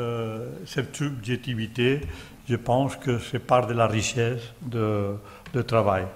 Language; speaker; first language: French; non-native, learner; Catalan